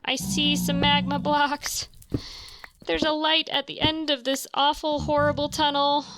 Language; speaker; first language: English; native; English